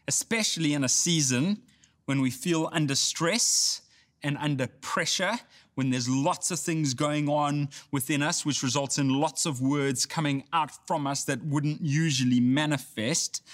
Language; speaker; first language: English; native; English